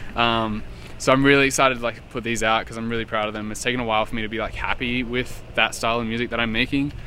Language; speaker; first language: English; native; English